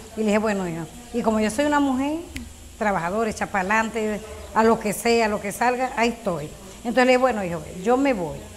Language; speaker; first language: Spanish; native; Spanish